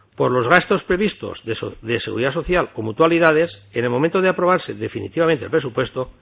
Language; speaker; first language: Spanish; non-native, local second language; Catalan